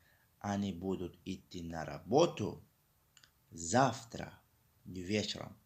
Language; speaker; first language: Russian; non-native, fluent; Tajik